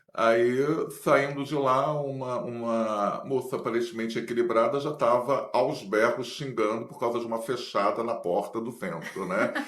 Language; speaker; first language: Portuguese; native; Portuguese